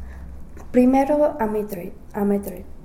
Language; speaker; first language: Spanish; non-native, learner; English